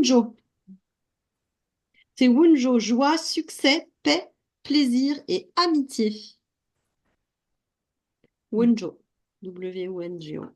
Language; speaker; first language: French; native; French